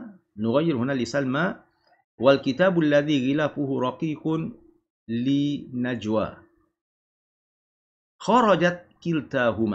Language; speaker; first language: Arabic; non-native, fluent; Malay